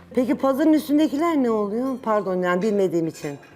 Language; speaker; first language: Turkish; native; Turkish